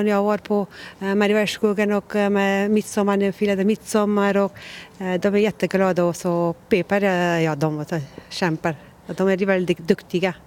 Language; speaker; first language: Swedish; non-native, learner; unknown